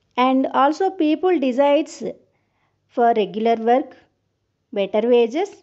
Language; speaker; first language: English; non-native, local second language; Telugu